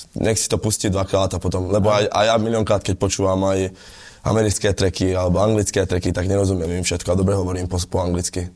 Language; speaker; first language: Slovak; early bilingual, other home language; Italian